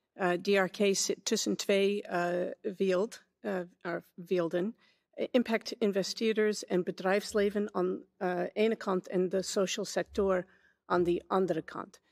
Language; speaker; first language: Dutch; non-native, learner; English